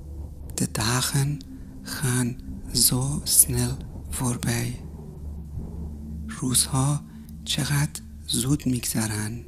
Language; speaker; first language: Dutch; non-native, fluent; Persian